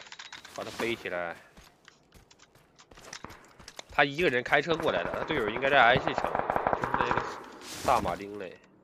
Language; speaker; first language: Chinese; native; Chinese